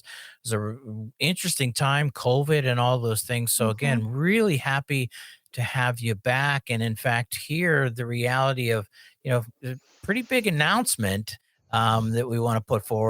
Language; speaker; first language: English; native; English